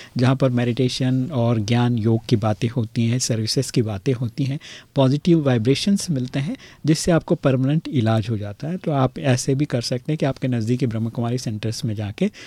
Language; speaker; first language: Hindi; native; Hindi